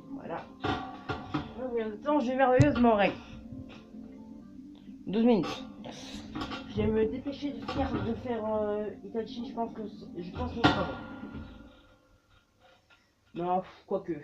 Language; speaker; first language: French; native; French